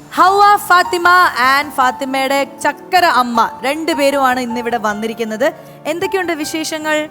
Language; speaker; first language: Malayalam; native; Malayalam